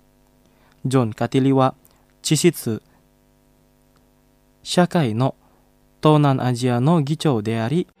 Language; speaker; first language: Japanese; non-native, fluent; Indonesian